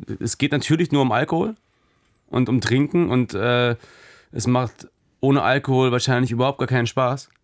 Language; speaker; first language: German; native; German